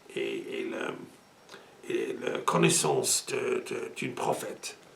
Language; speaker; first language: French; non-native, learner; English